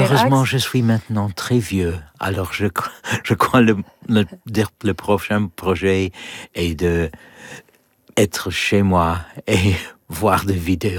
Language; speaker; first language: French; non-native, learner; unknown